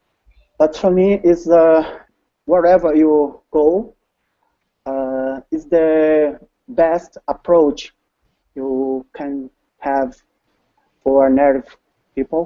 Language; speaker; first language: English; non-native, learner; Portuguese